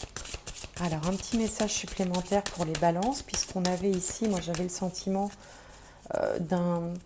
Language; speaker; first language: French; native; French